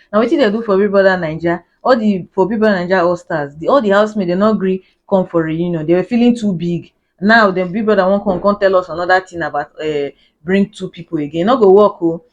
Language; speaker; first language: Nigerian Pidgin; native; Nigerian Pidgin